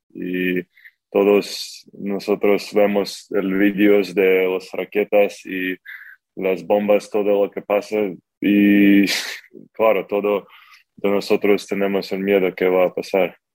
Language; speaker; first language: Spanish; non-native, learner; Ukrainian